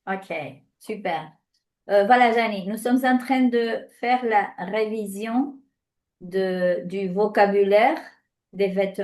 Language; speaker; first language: French; non-native, fluent; Spanish